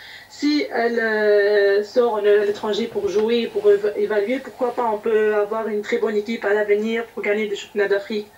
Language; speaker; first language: French; non-native, local second language; Arabic